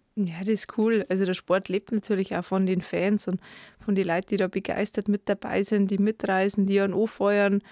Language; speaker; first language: German; native; German